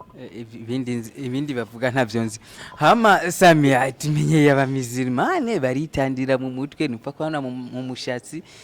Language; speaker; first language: Rundi; native; Rundi